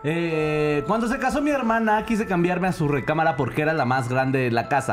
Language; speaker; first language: Spanish; native; Spanish